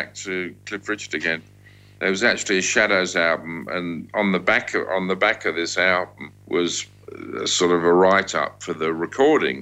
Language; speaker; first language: English; native; English